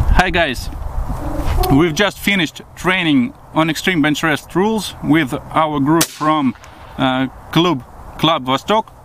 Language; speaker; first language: English; non-native, fluent; Russian